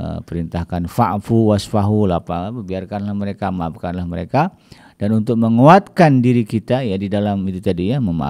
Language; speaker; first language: Indonesian; native; Indonesian